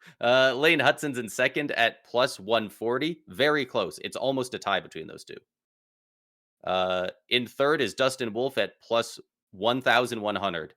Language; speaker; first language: English; native; English